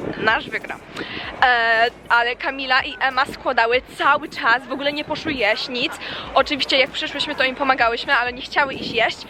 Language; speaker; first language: Polish; early bilingual, heritage; Polish